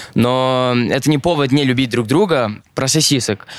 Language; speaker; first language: Russian; early bilingual, other home language; Arabic